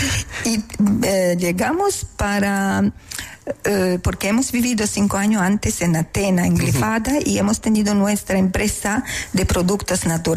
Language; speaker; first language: Spanish; non-native, fluent; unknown